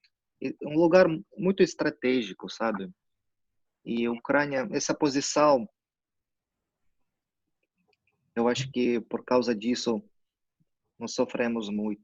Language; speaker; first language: Portuguese; non-native, fluent; Russian